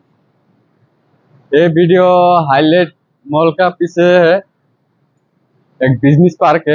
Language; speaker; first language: Hindi; non-native, local second language; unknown